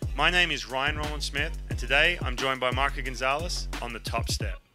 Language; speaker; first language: English; native; English